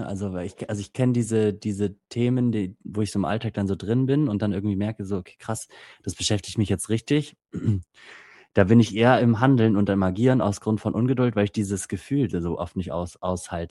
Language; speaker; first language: German; native; German